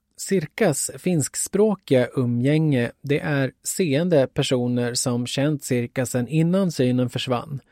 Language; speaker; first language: Swedish; native; Swedish